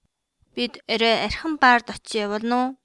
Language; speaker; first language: Mongolian; non-native, learner; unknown